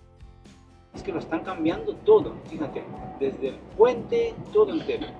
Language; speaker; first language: Spanish; native; Spanish